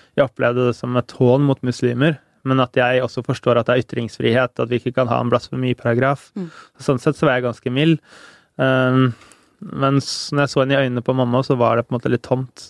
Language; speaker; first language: Norwegian; native; Norwegian